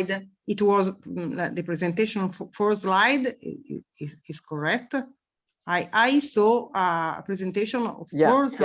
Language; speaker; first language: English; non-native, learner; Italian